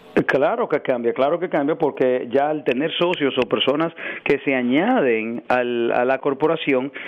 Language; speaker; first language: Spanish; early bilingual, heritage; Spanish